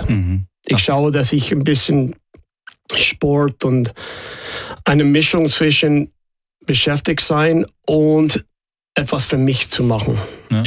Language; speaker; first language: German; non-native, fluent; English